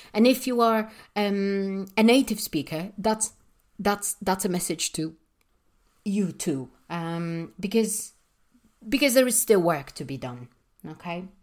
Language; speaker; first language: English; non-native, fluent; Polish